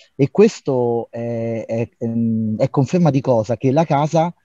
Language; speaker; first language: Italian; native; Italian